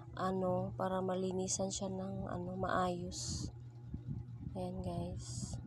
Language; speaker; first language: Filipino; non-native, local second language; Cebuano